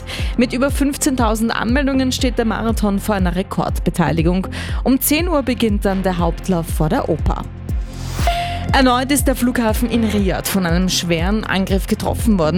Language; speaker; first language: German; native; German